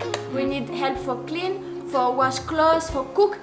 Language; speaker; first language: English; non-native, learner; French